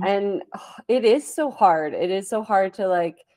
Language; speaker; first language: English; native; English